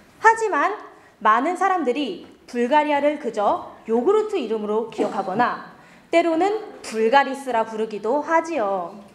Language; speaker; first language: Korean; early bilingual, other home language; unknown